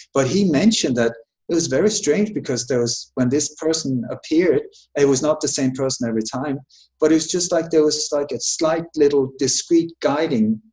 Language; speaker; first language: English; early bilingual, other home language; Danish